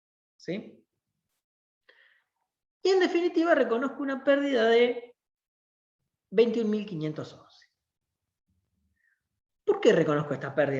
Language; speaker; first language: Spanish; native; Spanish